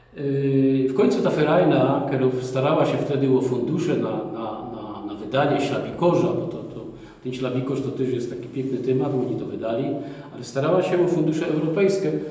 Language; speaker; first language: Polish; native; Polish